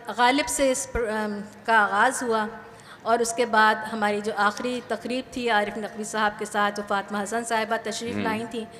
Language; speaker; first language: Urdu; native; Urdu